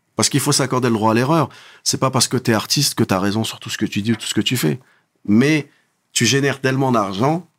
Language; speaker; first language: French; native; French